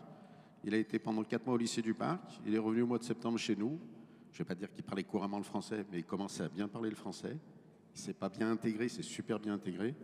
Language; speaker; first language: French; native; French